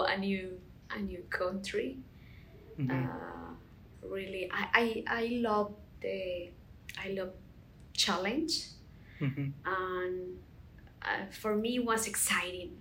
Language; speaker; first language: English; non-native, learner; Spanish